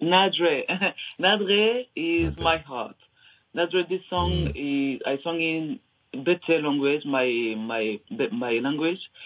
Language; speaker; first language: English; non-native, learner; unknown